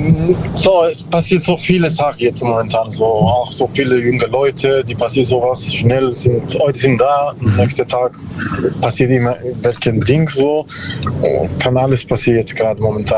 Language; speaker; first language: German; non-native, learner; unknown